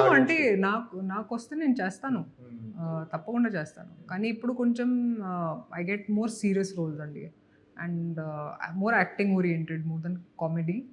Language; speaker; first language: Telugu; non-native, local second language; Hindi